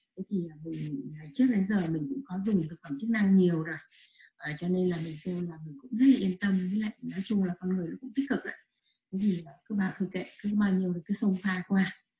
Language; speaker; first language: Vietnamese; native; Vietnamese